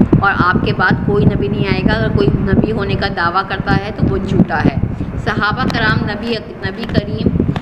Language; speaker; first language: Urdu; native; Urdu